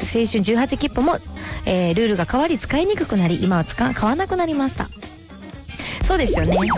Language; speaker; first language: Japanese; native; Japanese